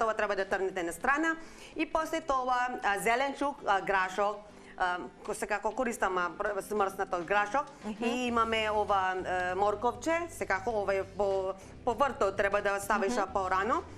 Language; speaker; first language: Macedonian; non-native, learner; Filipino